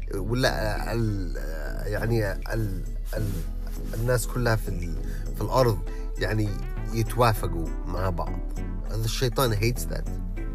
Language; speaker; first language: Arabic; early bilingual, heritage; Arabic